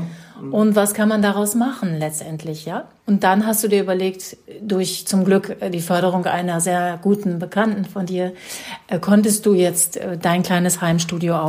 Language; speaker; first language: German; native; German